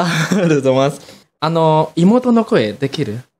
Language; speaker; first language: Japanese; non-native, learner; Indonesian